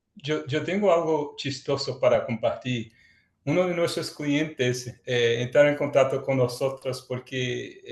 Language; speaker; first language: Spanish; non-native, fluent; Portuguese